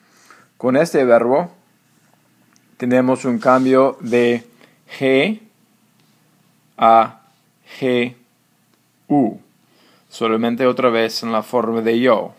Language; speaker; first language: Spanish; non-native, fluent; English